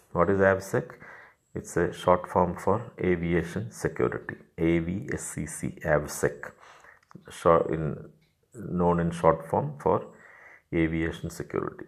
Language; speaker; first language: English; non-native, local second language; Malayalam